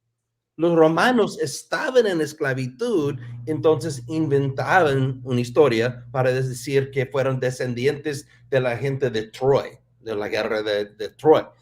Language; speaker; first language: Spanish; non-native, fluent; English